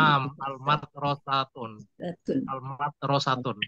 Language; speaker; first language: Arabic; non-native, learner; Indonesian